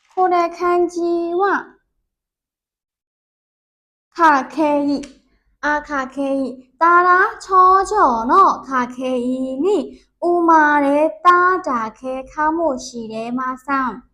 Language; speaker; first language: Japanese; non-native, learner; Burmese